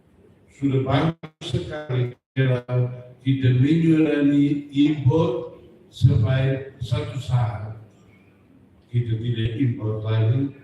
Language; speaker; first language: Indonesian; non-native, fluent; German